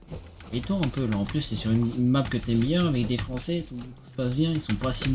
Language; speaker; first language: French; native; French